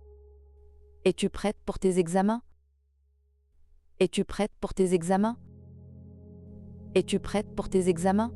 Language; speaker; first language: French; native; French